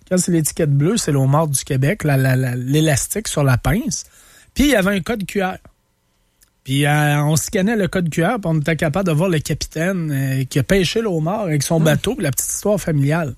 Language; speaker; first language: French; native; French